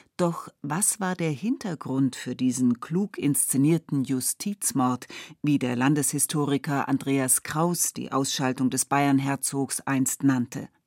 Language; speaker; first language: German; native; German